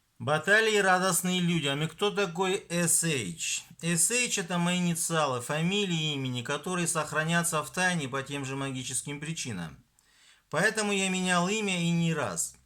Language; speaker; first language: Russian; non-native, local second language; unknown